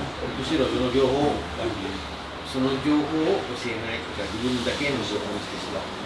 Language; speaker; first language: Japanese; non-native, fluent; Indonesian